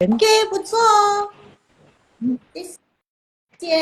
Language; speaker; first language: Chinese; non-native, fluent; Indonesian